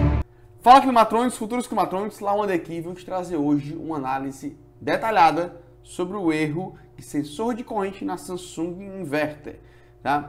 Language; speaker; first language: Portuguese; native; Portuguese